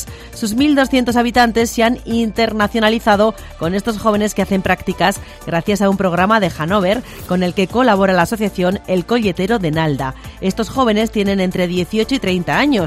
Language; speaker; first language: Spanish; native; Spanish